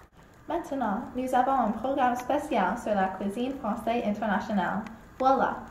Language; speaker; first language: French; non-native, learner; English